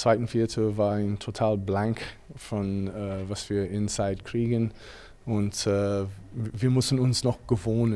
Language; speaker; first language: German; non-native, fluent; English